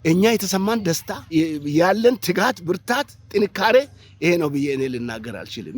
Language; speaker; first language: Amharic; non-native, local second language; Oromo